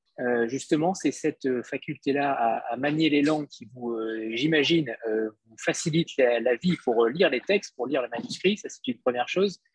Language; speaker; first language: French; native; French